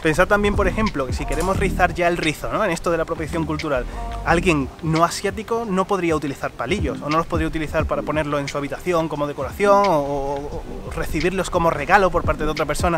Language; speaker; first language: Spanish; native; Spanish